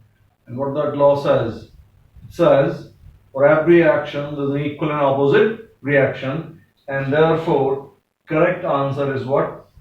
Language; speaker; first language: English; non-native, local second language; Hindi